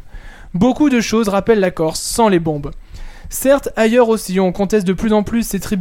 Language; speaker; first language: French; native; French